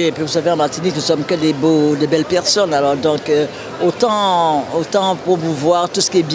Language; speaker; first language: French; native; French